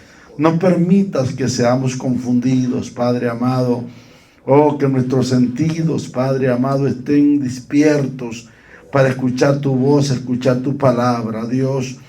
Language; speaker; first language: Spanish; native; Spanish